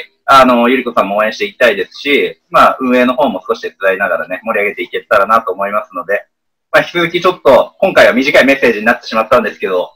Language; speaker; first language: Japanese; native; Japanese